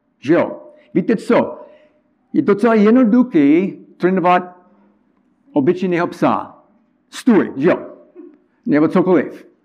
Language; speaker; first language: Czech; non-native, learner; English